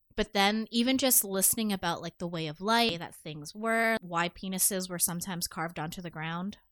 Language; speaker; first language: English; native; English